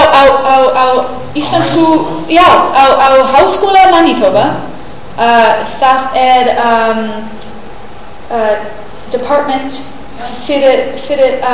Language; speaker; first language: Icelandic; non-native, learner; English